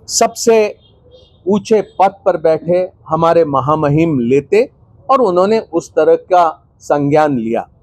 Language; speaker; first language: Hindi; non-native, local second language; Gujarati